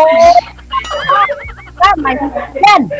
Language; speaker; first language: Filipino; non-native, local second language; Cebuano